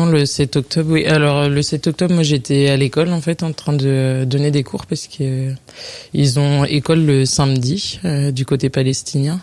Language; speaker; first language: French; native; French